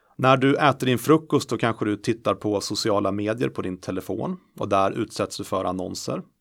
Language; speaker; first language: Swedish; native; Swedish